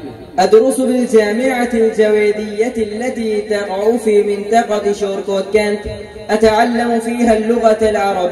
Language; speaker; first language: Arabic; non-native, learner; Urdu